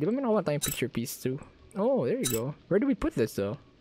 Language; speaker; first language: English; non-native, local second language; Filipino